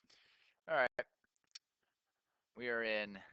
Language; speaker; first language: English; native; English